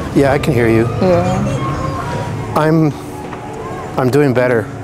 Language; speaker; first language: English; early bilingual, other home language; Spanish